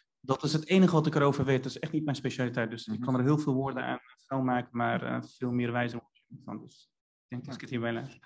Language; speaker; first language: Dutch; native; Dutch